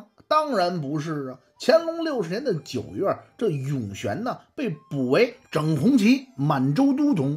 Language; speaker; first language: Chinese; native; Chinese